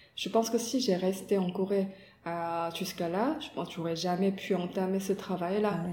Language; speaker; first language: French; non-native, fluent; Korean